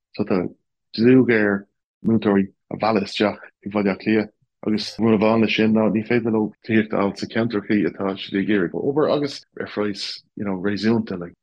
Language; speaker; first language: Irish; non-native, local second language; English